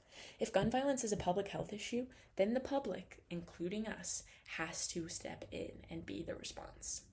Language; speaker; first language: English; native; English